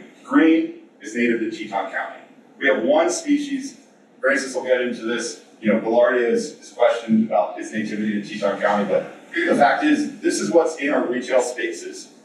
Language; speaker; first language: English; native; English